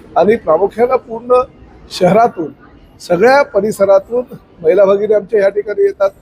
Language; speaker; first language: Marathi; native; Marathi